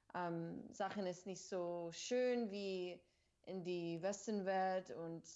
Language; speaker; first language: German; non-native, learner; English